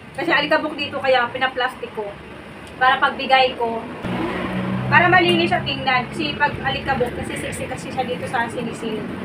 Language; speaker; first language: Filipino; non-native, local second language; Cebuano